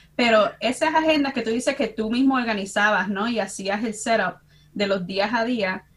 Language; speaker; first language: Spanish; early bilingual, heritage; Spanish